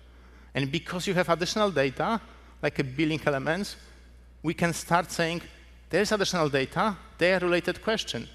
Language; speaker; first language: English; non-native, fluent; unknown